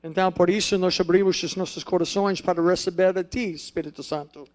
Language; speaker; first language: Portuguese; non-native, fluent; English